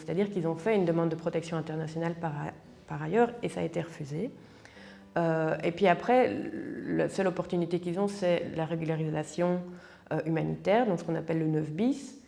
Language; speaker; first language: French; native; French